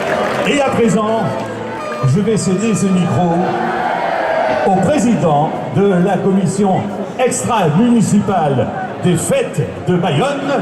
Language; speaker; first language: French; native; French